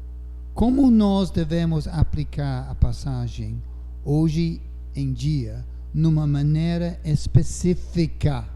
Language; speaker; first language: Portuguese; non-native, fluent; English